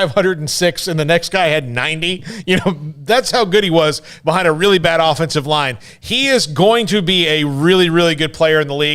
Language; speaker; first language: English; native; English